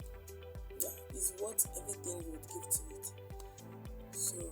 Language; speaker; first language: English; non-native, local second language; Igbo